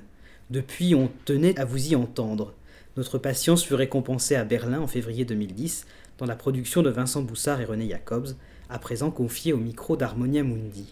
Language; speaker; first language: French; native; French